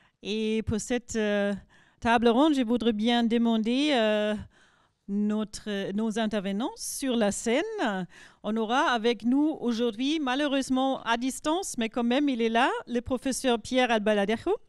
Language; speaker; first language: French; non-native, fluent; German